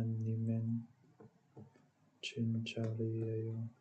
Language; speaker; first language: Korean; non-native, learner; English